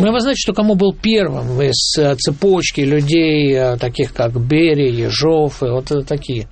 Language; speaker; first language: Russian; native; Russian